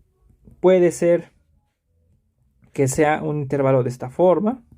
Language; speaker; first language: Spanish; native; Spanish